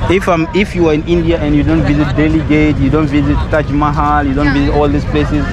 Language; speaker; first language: English; non-native, fluent; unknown